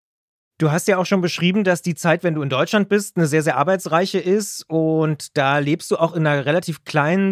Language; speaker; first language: German; native; German